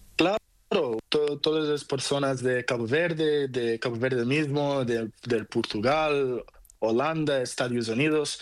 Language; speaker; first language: Spanish; non-native, learner; Portuguese